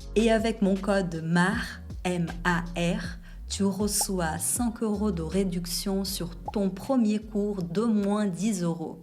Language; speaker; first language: French; non-native, fluent; Portuguese